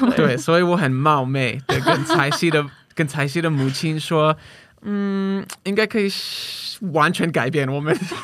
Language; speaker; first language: Chinese; non-native, fluent; English